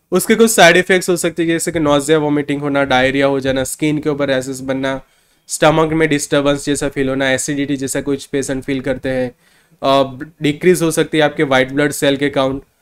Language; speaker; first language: Hindi; non-native, local second language; Gujarati